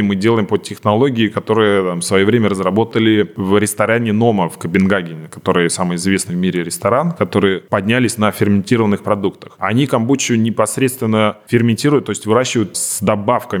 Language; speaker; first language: Russian; native; Russian